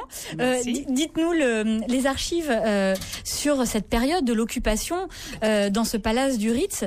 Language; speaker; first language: French; native; French